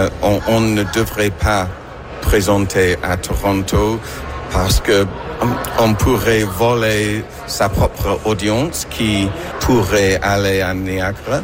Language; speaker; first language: French; non-native, learner; English